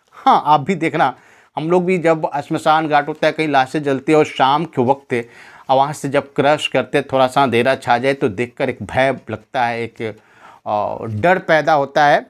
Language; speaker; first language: Hindi; non-native, local second language; Bhojpuri